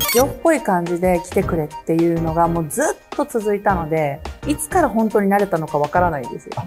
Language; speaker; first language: Japanese; native; Japanese